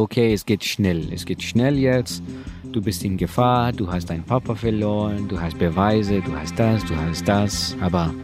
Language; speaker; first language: German; non-native, learner; Persian